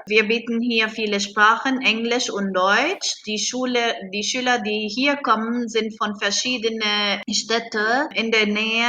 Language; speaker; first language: German; non-native, fluent; Arabic